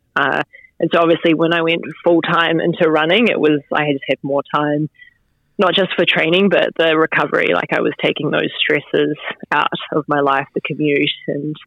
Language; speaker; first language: English; native; English